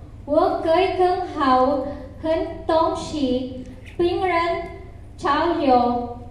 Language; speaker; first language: Chinese; non-native, learner; Filipino